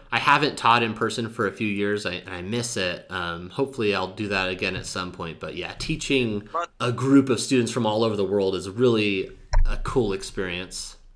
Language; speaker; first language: English; native; English